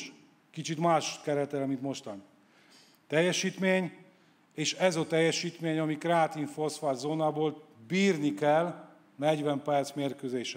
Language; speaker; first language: Hungarian; non-native, fluent; Polish